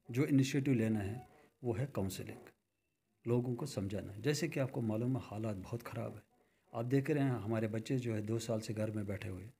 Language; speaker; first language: Hindi; non-native, local second language; Kashmiri